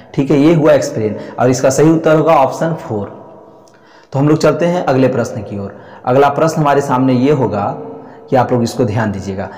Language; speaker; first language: Hindi; native; Hindi